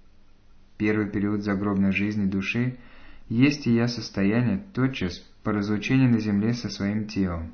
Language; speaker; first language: Russian; native; Russian